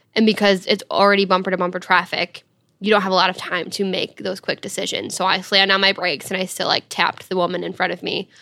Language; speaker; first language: English; native; English